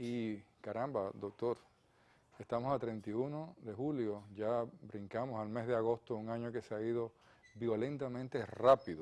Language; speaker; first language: Spanish; native; Spanish